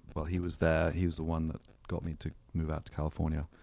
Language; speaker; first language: English; native; English